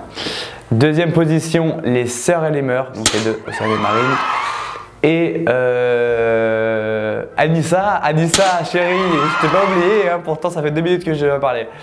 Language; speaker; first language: French; native; French